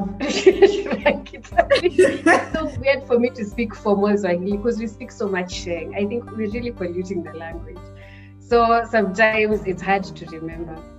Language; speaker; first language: English; non-native, local second language; Swahili